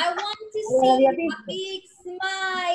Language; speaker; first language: English; non-native, fluent; Spanish